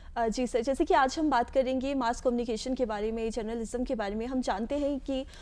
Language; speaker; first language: Hindi; native; Hindi